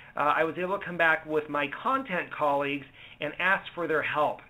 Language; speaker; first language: English; native; English